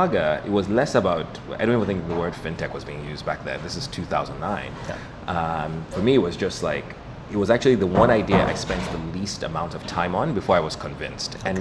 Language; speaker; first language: English; non-native, local second language; Yoruba